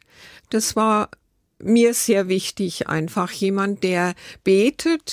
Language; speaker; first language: German; native; German